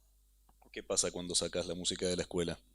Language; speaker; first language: Spanish; native; Spanish